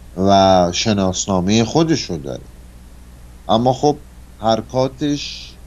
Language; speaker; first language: Persian; native; Persian